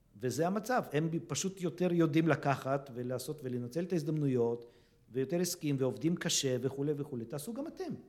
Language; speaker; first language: Hebrew; early bilingual, other home language; Russian